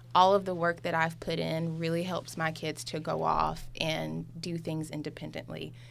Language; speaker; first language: English; native; English